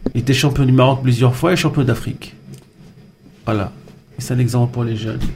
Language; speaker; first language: French; non-native, local second language; Arabic